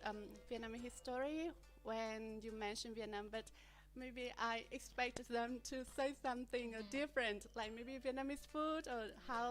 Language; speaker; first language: English; non-native, learner; Vietnamese